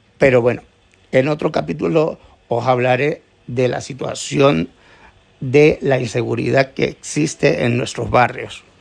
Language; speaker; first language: Spanish; native; Spanish